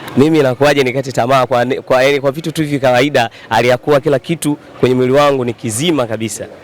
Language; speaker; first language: Swahili; native; Swahili